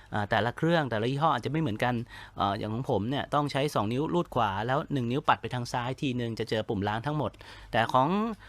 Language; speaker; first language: Thai; native; Thai